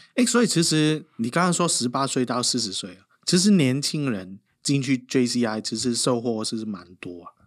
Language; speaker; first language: Chinese; non-native, local second language; Cantonese